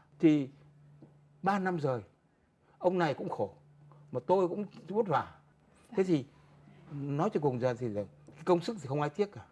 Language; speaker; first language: Vietnamese; native; Vietnamese